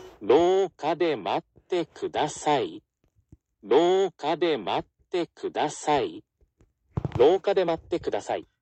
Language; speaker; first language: Japanese; non-native, learner; English